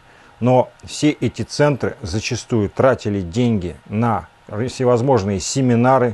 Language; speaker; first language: Russian; native; Russian